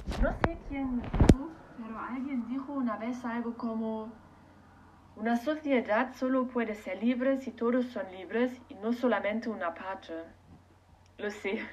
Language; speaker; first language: Spanish; non-native, learner; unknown